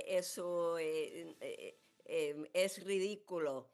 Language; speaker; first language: Spanish; non-native, fluent; English